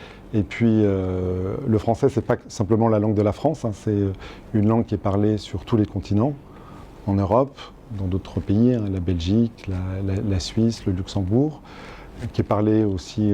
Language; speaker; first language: French; native; French